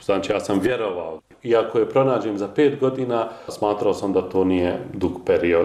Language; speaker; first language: Croatian; native; Croatian